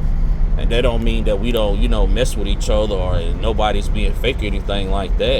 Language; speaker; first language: English; native; English